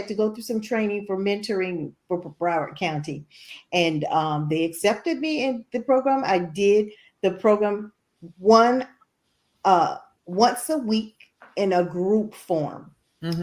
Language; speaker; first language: English; native; English